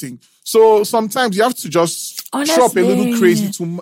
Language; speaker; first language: English; non-native, local second language; Yoruba